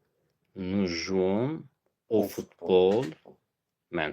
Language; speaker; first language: French; non-native, fluent; Azerbaijani